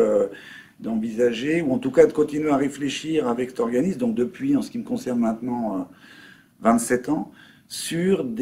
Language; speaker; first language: French; native; French